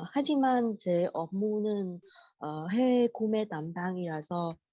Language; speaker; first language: Korean; non-native, learner; Vietnamese